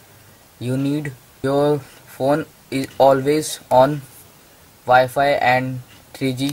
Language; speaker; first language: English; non-native, learner; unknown